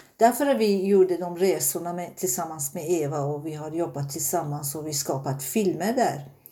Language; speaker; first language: Swedish; non-native, fluent; Persian